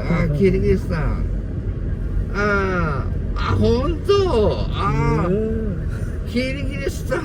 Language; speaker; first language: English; non-native, learner; Japanese